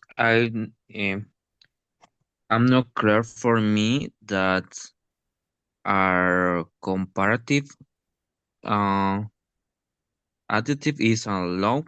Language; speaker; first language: English; non-native, learner; Spanish